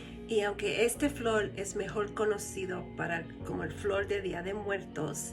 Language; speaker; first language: Spanish; early bilingual, heritage; Spanish